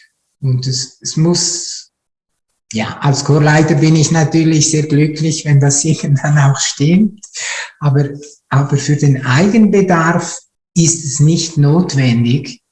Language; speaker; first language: German; non-native, fluent; Italian